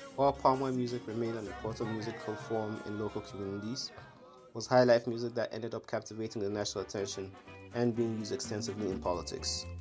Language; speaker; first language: English; non-native, local second language; Akan